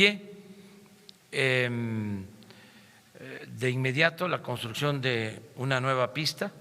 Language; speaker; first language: Spanish; native; Spanish